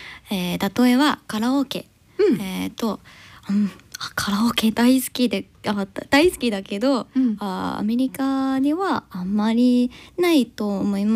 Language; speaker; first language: Japanese; non-native, learner; English